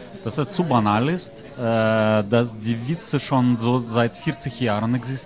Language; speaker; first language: German; non-native, fluent; Russian